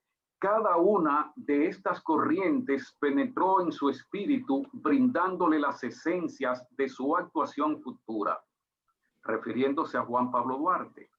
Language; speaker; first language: Spanish; native; Spanish